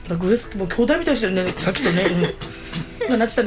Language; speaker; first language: Japanese; native; Japanese